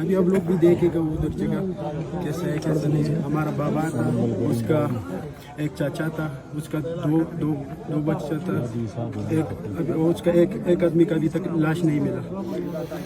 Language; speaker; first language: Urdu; non-native, local second language; Pashto